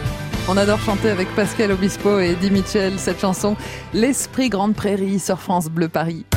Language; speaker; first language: French; native; French